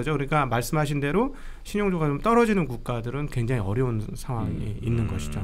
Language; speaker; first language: Korean; native; Korean